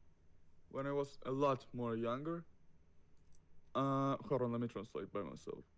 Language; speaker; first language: English; non-native, learner; Russian